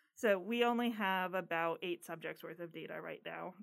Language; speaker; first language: English; native; English